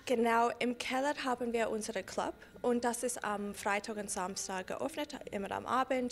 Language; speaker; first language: German; non-native, fluent; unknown